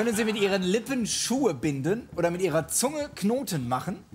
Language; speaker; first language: German; native; German